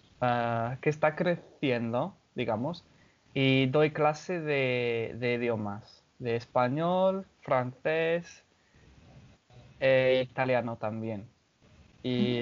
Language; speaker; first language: Spanish; non-native, fluent; English